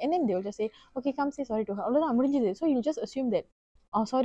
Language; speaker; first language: English; non-native, local second language; Tamil